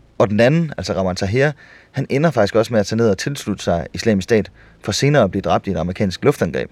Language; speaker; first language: Danish; native; Danish